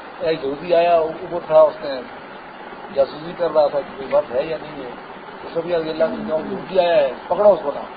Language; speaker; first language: Urdu; non-native, local second language; Pashto